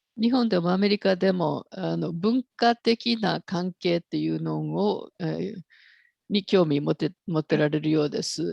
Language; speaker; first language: Japanese; non-native, fluent; English